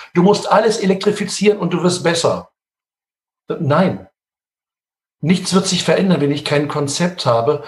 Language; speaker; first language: German; native; German